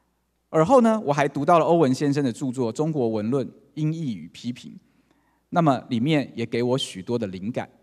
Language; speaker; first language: Chinese; native; Chinese